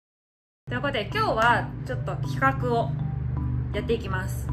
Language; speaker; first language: Japanese; native; Japanese